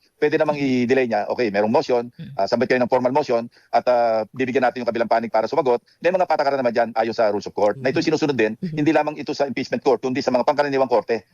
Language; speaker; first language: Filipino; native; Filipino